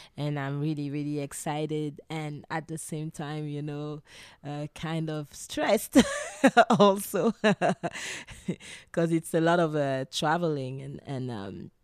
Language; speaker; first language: English; non-native, fluent; French